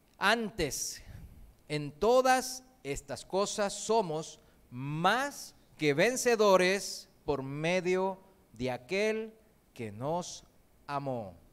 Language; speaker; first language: Spanish; early bilingual, other home language; Korean